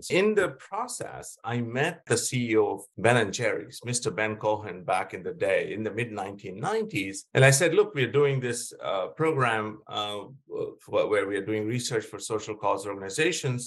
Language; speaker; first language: English; non-native, local second language; Bangla